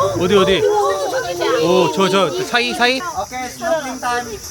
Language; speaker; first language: Korean; native; Korean